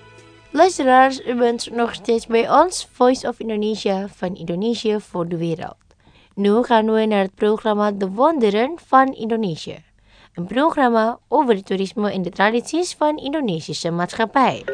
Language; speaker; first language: Dutch; non-native, learner; Indonesian